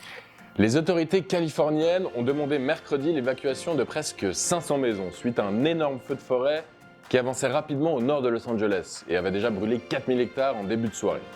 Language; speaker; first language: French; native; French